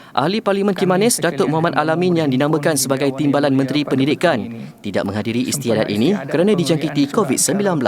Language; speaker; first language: Malay; native; Malay